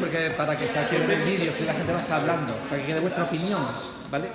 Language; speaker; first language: Spanish; native; Spanish